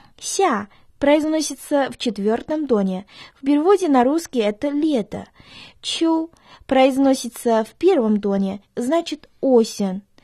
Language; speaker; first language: Russian; non-native, fluent; Chinese